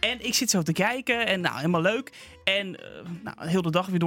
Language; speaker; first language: Dutch; native; Dutch